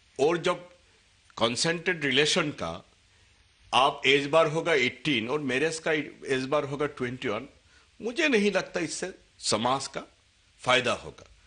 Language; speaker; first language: Hindi; non-native, local second language; Assamese